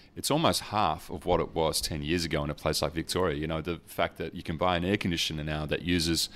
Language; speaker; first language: English; early bilingual, other home language; Dutch